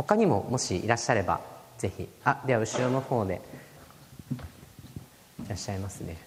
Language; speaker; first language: Japanese; native; Japanese